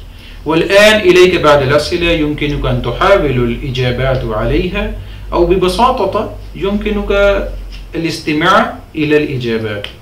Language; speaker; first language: Arabic; non-native, fluent; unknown